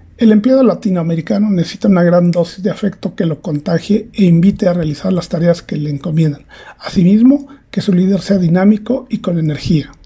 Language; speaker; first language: Spanish; native; Spanish